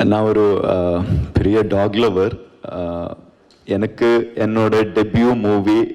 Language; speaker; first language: Tamil; non-native, learner; Kannada